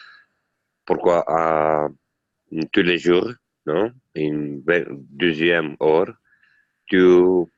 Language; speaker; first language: French; non-native, learner; Italian